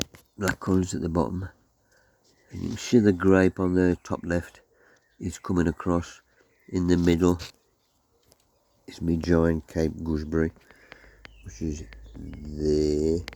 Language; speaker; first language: English; native; English